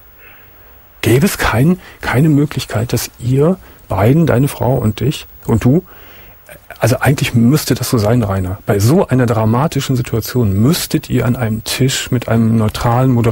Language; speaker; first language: German; native; German